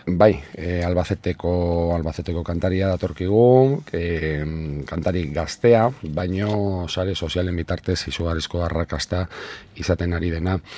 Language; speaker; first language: Basque; native; Basque